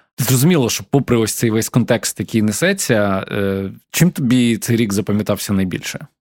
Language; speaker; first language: Ukrainian; native; Ukrainian